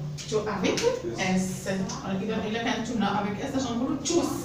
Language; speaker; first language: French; non-native, local second language; Arabic